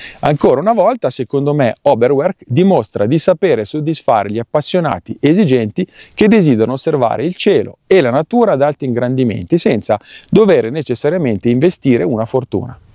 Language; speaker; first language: Italian; native; Italian